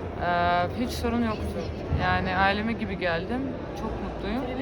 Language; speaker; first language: Turkish; non-native, fluent; Russian